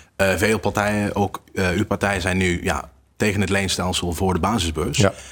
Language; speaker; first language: Dutch; non-native, fluent; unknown